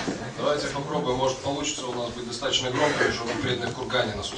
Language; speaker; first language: Russian; native; Russian